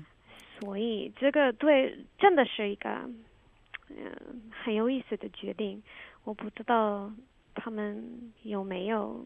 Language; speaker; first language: Chinese; non-native, fluent; English